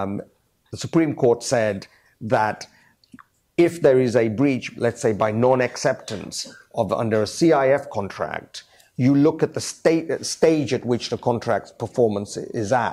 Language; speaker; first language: English; native; English